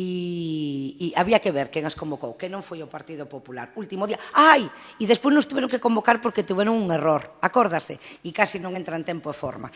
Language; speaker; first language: Galician; non-native, local second language; Spanish